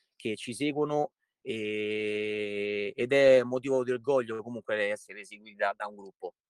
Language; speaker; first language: Italian; native; Italian